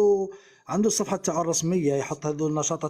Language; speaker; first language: Arabic; native; Arabic